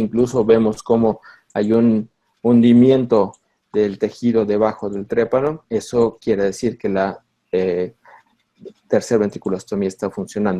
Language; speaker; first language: Spanish; native; Spanish